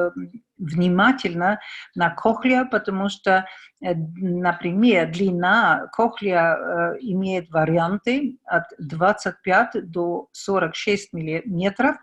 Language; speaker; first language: Russian; non-native, fluent; German